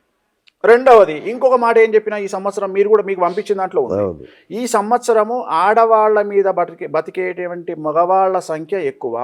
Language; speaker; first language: Telugu; native; Telugu